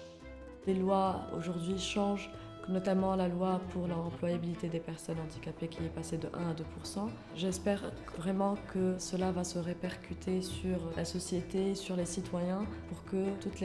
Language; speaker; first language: French; non-native, local second language; Arabic